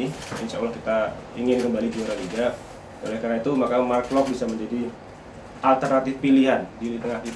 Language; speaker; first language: Indonesian; native; Indonesian